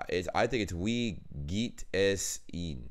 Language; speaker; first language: German; non-native, learner; English